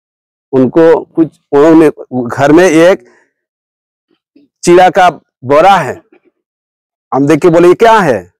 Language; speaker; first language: Hindi; non-native, local second language; Bangla